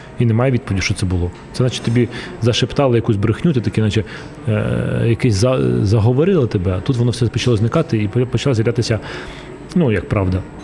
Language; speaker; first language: Ukrainian; non-native, local second language; Russian